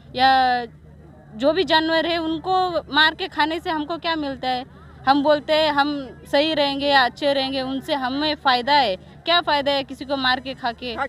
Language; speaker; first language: Hindi; non-native, local second language; Kannada